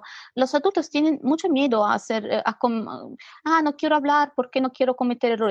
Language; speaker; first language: Spanish; non-native, fluent; Italian